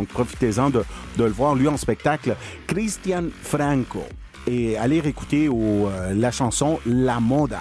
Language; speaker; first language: French; non-native, fluent; Spanish